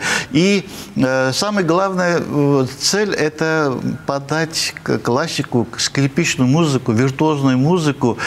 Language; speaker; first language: Russian; non-native, fluent; Armenian